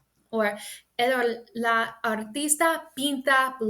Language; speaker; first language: Spanish; non-native, fluent; English